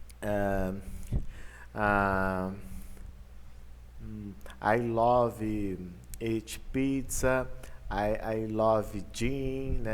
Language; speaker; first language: English; non-native, learner; Portuguese